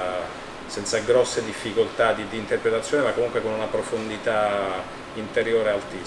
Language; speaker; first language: Italian; native; Italian